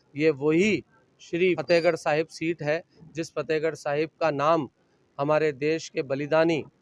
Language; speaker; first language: Hindi; native; Hindi